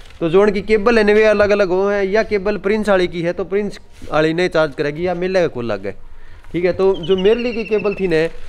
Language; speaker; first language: Hindi; native; Hindi